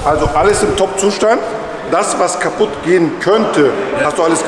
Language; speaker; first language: German; native; German